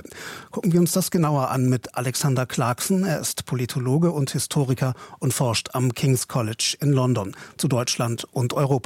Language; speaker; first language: German; native; German